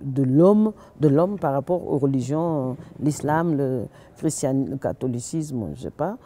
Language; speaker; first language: French; non-native, local second language; Wolof